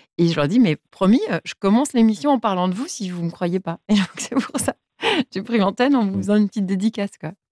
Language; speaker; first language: French; native; French